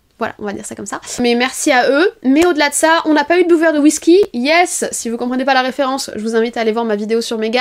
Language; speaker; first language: French; native; French